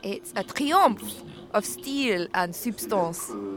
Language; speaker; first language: English; native; English